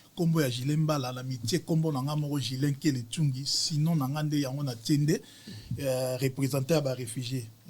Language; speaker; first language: Lingala; native; Lingala